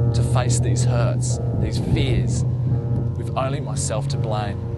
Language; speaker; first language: English; native; English